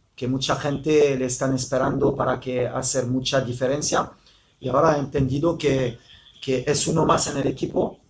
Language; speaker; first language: Spanish; non-native, fluent; French